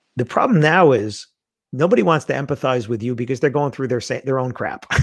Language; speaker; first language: English; native; English